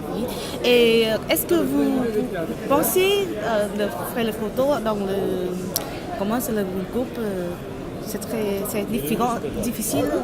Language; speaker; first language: French; non-native, learner; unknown